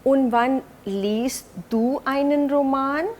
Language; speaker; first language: German; non-native, fluent; Hindi